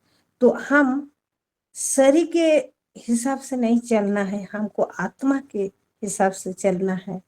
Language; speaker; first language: Hindi; non-native, local second language; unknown